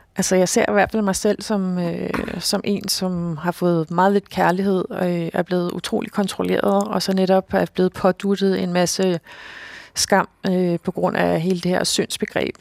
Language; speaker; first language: Danish; native; Danish